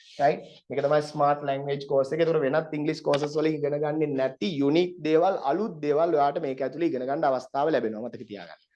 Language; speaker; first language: Sinhala; native; Sinhala